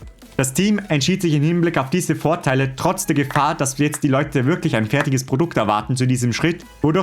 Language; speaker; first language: German; native; German